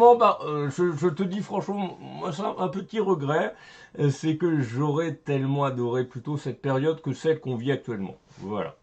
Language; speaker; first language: French; native; French